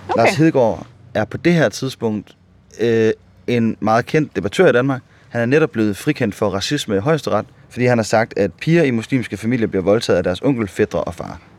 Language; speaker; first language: Danish; native; Danish